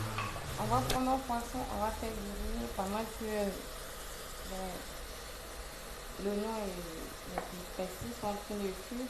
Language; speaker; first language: French; non-native, local second language; Wolof